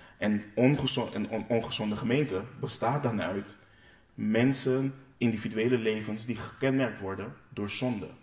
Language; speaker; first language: Dutch; non-native, local second language; Papiamento